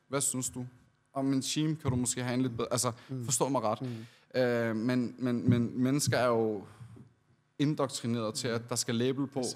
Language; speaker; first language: Danish; early bilingual, other home language; Turkish